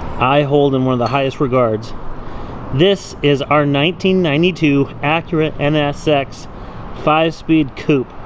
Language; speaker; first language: English; native; English